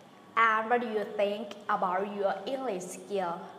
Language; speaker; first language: English; non-native, learner; Thai